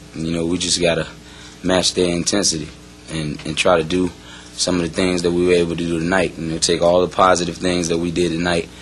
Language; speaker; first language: English; native; English